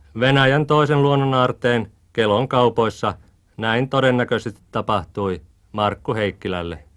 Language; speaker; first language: Finnish; native; Finnish